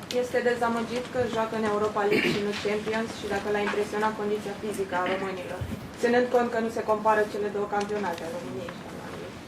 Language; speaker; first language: Romanian; native; Romanian